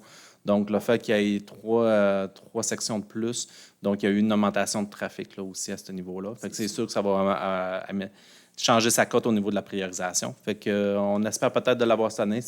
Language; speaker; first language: French; native; French